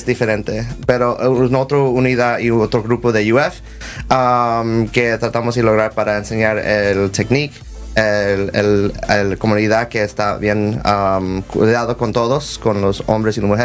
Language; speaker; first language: Spanish; early bilingual, heritage; Spanish